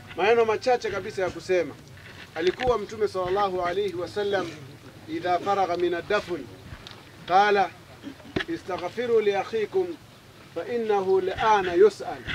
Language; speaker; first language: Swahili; native; Swahili